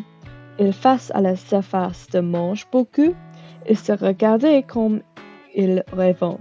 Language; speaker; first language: French; non-native, learner; English